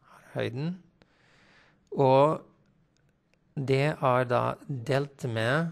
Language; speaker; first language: Norwegian; non-native, fluent; English